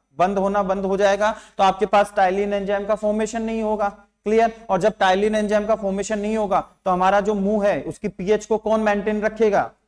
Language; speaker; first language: Hindi; native; Hindi